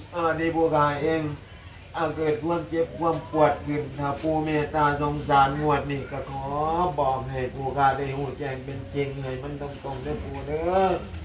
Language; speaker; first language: Thai; native; Thai